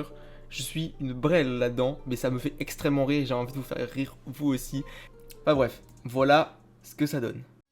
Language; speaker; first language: French; native; French